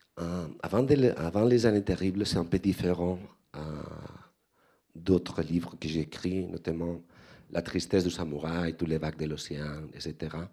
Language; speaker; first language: French; non-native, learner; Spanish